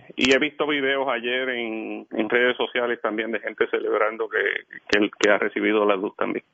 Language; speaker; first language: Spanish; native; Spanish